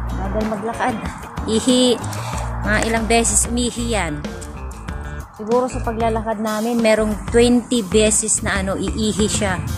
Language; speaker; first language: Filipino; native; Filipino